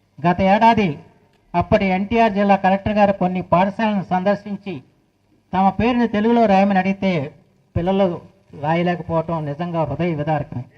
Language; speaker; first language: Telugu; native; Telugu